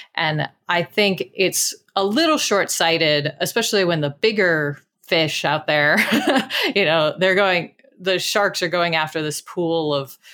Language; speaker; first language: English; native; English